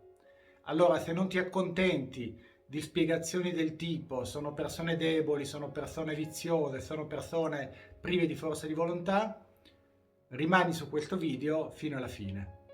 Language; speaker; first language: Italian; native; Italian